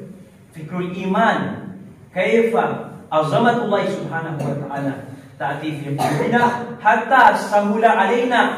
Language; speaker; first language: Arabic; non-native, fluent; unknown